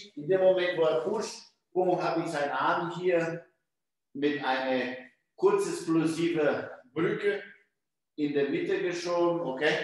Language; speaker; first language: German; non-native, fluent; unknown